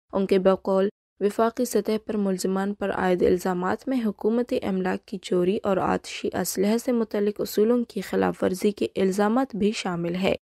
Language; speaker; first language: Urdu; non-native, local second language; Baluchi